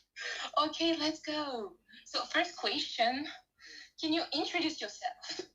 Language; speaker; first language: English; non-native, learner; French